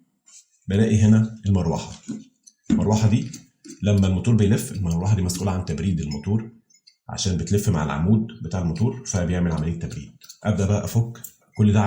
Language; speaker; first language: Arabic; native; Arabic